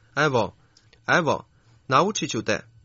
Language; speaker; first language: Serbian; non-native, fluent; Chinese